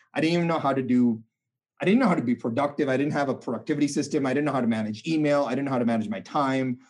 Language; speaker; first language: English; non-native, local second language; Tamil